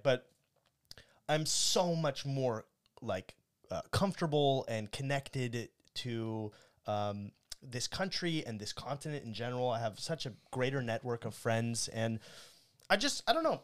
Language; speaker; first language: English; native; English